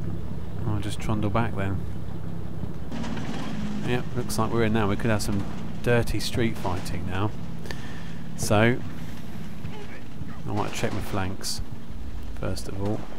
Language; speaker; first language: English; native; English